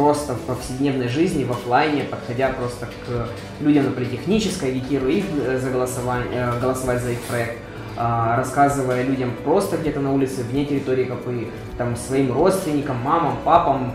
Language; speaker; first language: Russian; non-native, local second language; Ukrainian